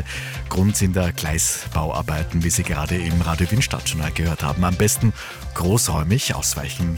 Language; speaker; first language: German; native; German